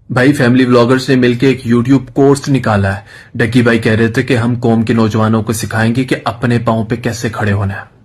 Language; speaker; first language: Urdu; non-native, local second language; Punjabi